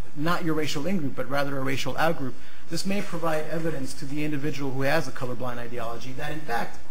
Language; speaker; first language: English; native; English